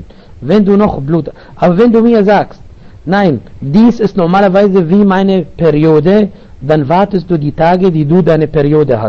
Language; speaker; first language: German; non-native, fluent; Arabic